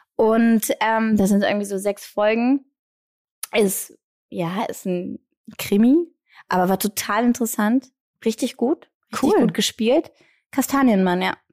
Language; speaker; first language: German; early bilingual, other home language; Greek